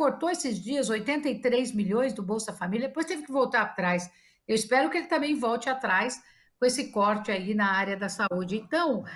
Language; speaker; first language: Portuguese; native; Portuguese